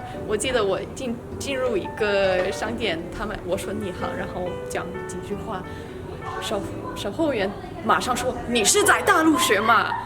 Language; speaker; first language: Chinese; non-native, fluent; English